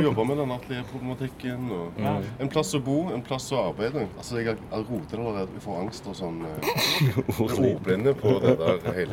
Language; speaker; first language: Norwegian; native; Norwegian